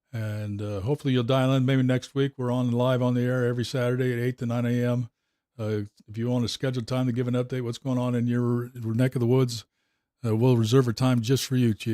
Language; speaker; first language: English; native; English